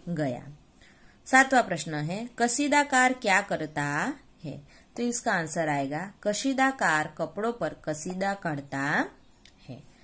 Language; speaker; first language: Hindi; non-native, local second language; Gujarati